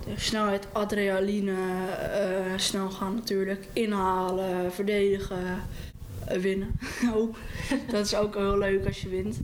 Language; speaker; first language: Dutch; native; Dutch